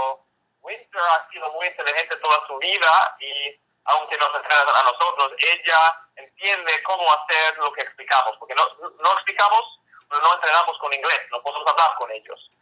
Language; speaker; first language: Spanish; non-native, fluent; English